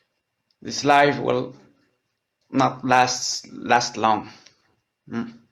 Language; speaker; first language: English; non-native, learner; French